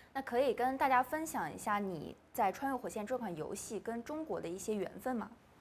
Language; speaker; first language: Chinese; native; Chinese